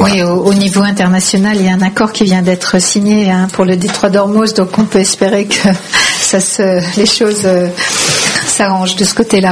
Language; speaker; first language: French; native; French